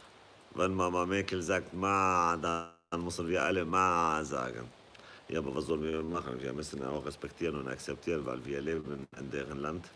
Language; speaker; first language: German; non-native, fluent; Kurdish